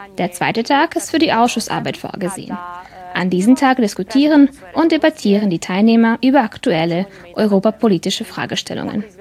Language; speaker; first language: German; non-native, fluent; Serbian